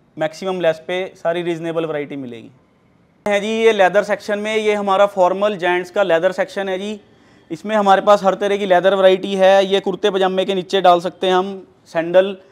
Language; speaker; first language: Hindi; native; Hindi